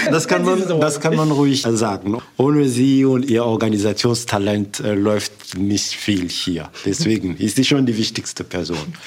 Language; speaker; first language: German; non-native, fluent; Lingala